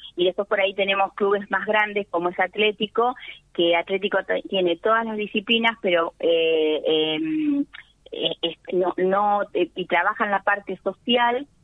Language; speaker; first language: Spanish; native; Spanish